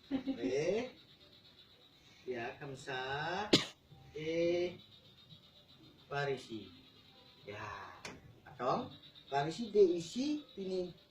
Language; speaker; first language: French; non-native, learner; Indonesian